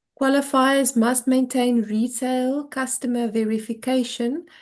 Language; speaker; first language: English; non-native, local second language; Afrikaans